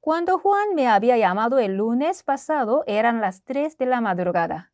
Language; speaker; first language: Spanish; non-native, fluent; Korean